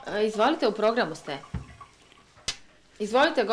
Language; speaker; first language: Serbian; native; Serbian